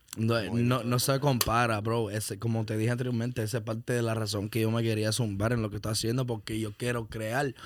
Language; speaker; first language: Spanish; early bilingual, heritage; Spanish